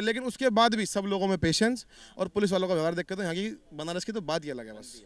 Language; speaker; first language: Hindi; native; Hindi